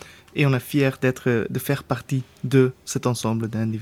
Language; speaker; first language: French; non-native, local second language; Dutch